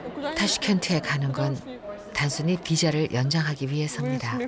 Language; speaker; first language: Korean; native; Korean